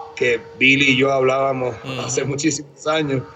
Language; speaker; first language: Spanish; native; Spanish